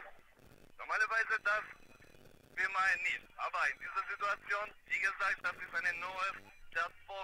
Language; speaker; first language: German; non-native, learner; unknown